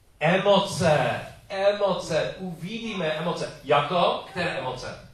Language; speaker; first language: Czech; non-native, learner; English